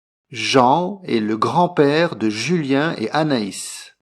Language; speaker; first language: French; native; French